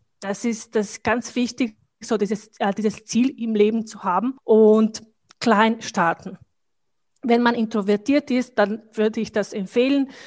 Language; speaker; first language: German; non-native, fluent; Bosnian